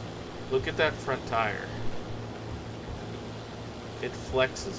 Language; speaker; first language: English; native; English